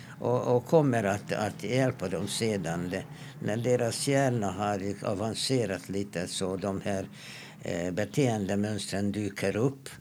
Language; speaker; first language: Swedish; non-native, fluent; Hungarian